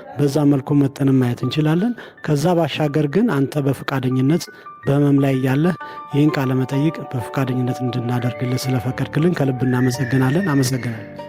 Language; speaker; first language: Amharic; native; Amharic